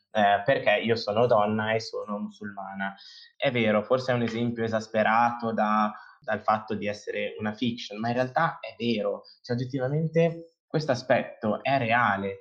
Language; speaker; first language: Italian; native; Italian